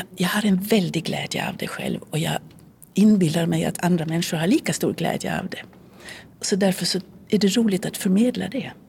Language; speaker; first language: Swedish; early bilingual, heritage; Swedish